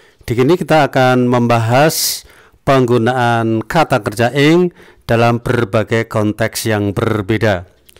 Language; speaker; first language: English; non-native, fluent; Indonesian